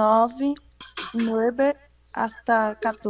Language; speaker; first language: Spanish; non-native, learner; Portuguese